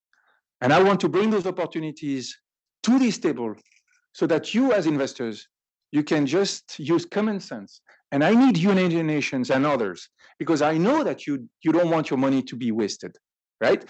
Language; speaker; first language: English; non-native, fluent; French